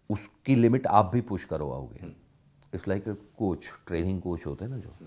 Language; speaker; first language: Hindi; native; Hindi